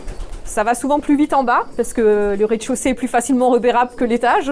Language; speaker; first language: French; native; French